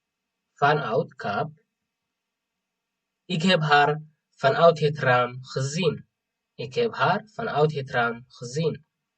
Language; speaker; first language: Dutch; non-native, fluent; Tigrinya